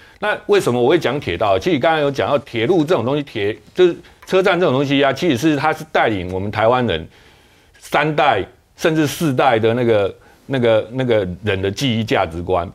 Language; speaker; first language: Chinese; native; Chinese